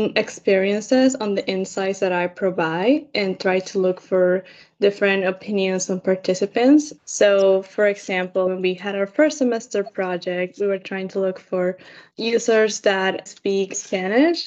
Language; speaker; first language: English; non-native, fluent; Spanish